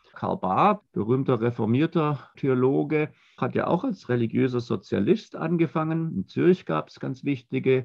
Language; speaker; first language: German; native; German